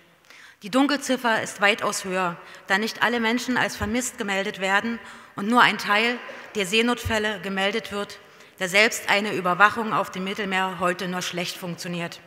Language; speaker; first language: German; native; German